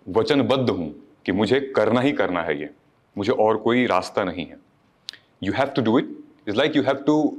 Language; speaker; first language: Hindi; native; Hindi